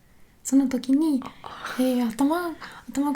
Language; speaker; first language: Japanese; non-native, learner; English